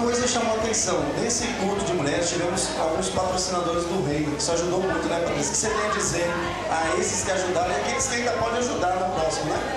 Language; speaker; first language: Portuguese; native; Portuguese